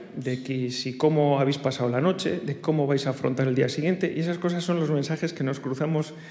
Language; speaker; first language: Spanish; non-native, local second language; Basque